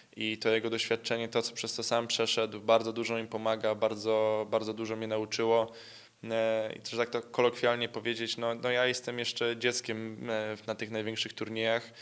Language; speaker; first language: Polish; native; Polish